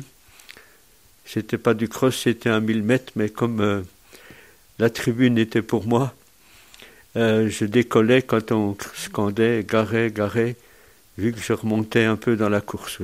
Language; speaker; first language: French; native; French